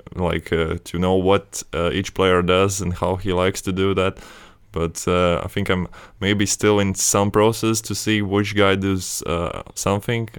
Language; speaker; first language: English; non-native, fluent; Latvian